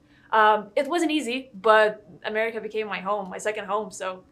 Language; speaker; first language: English; non-native, fluent; Lithuanian